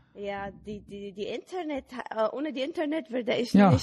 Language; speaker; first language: German; non-native, learner; Arabic